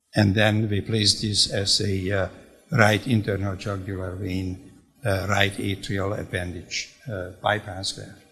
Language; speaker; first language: English; non-native, fluent; Hungarian